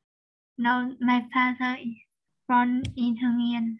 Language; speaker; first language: English; non-native, learner; Vietnamese